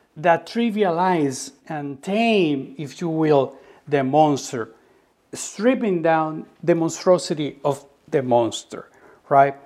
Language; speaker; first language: English; non-native, fluent; Spanish